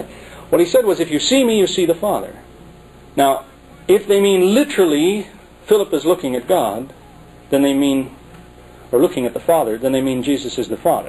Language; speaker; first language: English; native; English